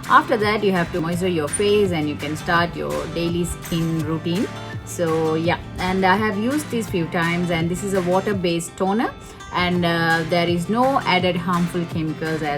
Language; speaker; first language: English; non-native, local second language; Tamil